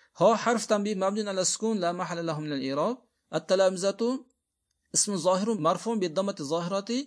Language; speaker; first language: Arabic; non-native, fluent; Uzbek